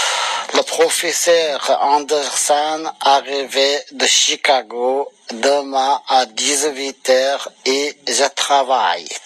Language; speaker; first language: French; non-native, learner; Tibetan